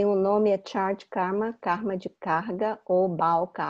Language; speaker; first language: Portuguese; native; Portuguese